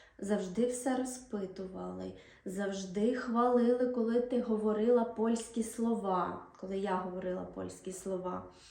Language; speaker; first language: Ukrainian; native; Ukrainian